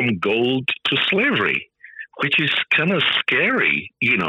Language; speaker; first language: English; non-native, local second language; Akan